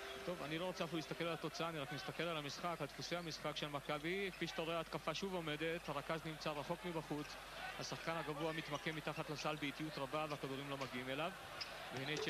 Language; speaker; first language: Hebrew; native; Hebrew